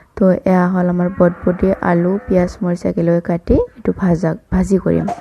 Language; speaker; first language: Assamese; non-native, local second language; Bangla